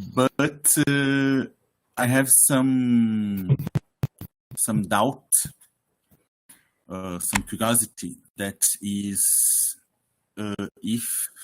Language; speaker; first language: English; non-native, fluent; Portuguese